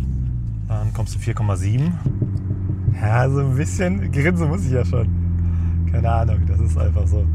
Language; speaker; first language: German; native; German